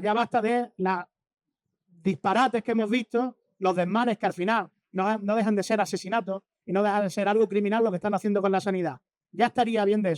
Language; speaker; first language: Spanish; native; Spanish